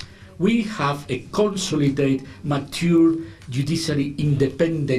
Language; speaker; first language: English; non-native, fluent; Spanish